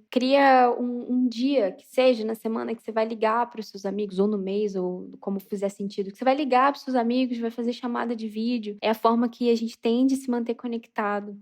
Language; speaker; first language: Portuguese; native; Portuguese